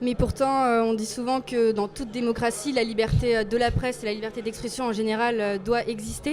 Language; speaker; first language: French; native; French